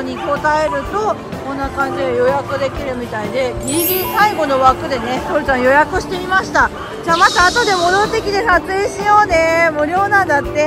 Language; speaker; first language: Japanese; native; Japanese